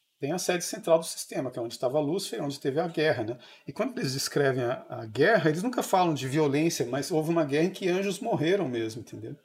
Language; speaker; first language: Portuguese; native; Portuguese